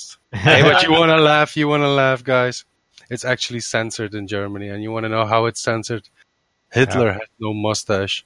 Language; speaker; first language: English; non-native, fluent; Dutch